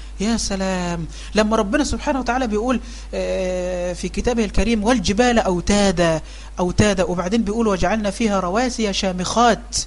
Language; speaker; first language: Arabic; native; Arabic